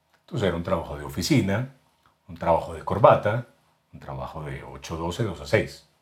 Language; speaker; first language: Spanish; native; Spanish